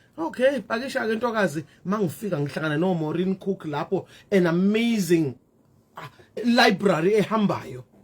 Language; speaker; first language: Zulu; native; Zulu